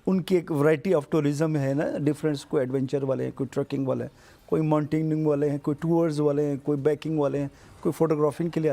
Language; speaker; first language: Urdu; non-native, local second language; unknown